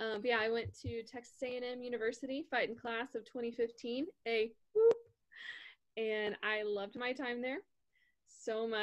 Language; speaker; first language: English; native; English